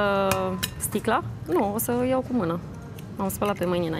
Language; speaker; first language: Romanian; native; Romanian